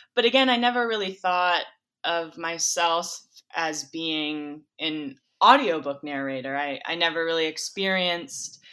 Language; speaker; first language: English; native; English